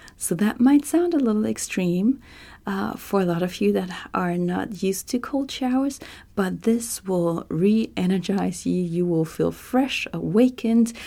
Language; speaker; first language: English; non-native, fluent; German